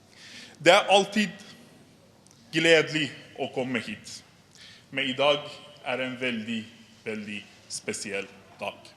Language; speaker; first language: Norwegian; non-native, fluent; Persian